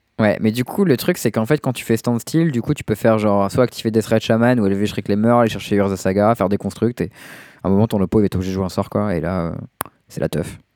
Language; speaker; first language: French; native; French